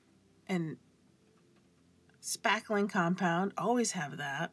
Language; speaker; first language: English; native; English